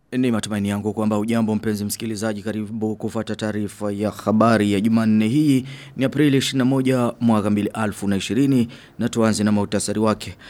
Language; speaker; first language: Swahili; non-native, local second language; Rundi